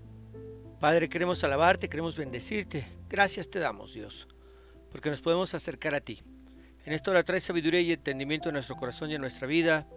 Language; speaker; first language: Spanish; native; Spanish